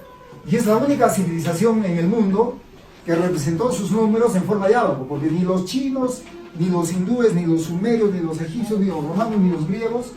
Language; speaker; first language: Spanish; native; Spanish